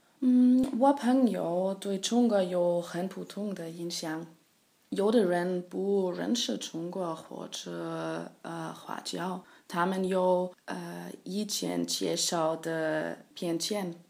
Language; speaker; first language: Chinese; non-native, learner; German